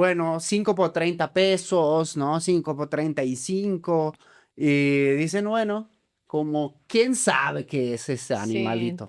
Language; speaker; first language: Spanish; native; Spanish